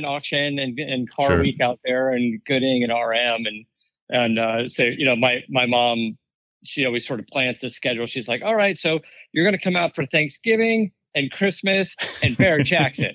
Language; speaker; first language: English; native; English